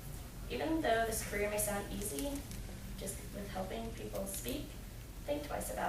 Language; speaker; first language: English; native; English